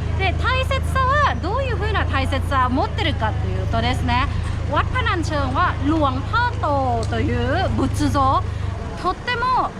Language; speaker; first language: Japanese; non-native, fluent; Thai